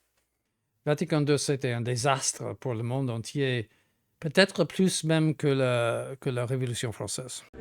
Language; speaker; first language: French; non-native, fluent; English